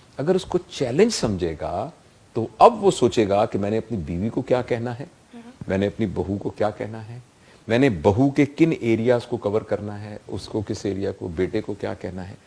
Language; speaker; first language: Urdu; non-native, local second language; Punjabi